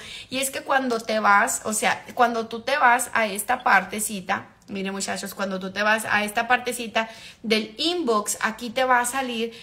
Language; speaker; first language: Spanish; native; Spanish